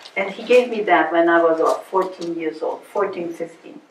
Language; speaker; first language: English; early bilingual, other home language; German